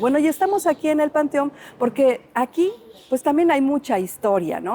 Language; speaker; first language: Spanish; native; Spanish